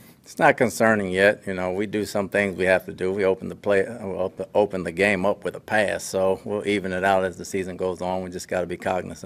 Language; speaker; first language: English; native; English